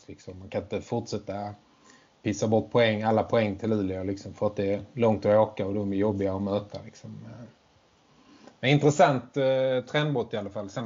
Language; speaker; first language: Swedish; native; Swedish